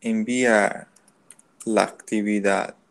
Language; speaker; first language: Spanish; non-native, learner; Portuguese